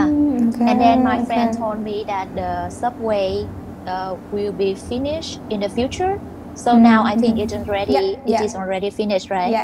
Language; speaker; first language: English; non-native, fluent; Vietnamese